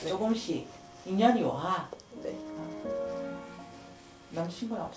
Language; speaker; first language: Korean; native; Korean